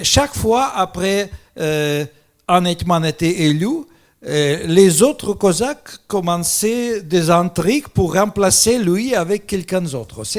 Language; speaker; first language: French; non-native, fluent; Russian